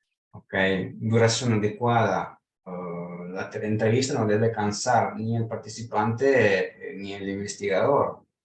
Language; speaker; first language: Spanish; non-native, fluent; Italian